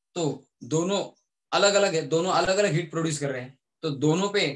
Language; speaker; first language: Hindi; native; Hindi